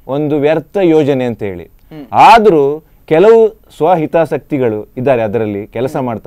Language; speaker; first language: Kannada; non-native, local second language; Tulu